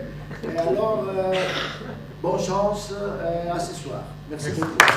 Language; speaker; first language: French; non-native, fluent; Greek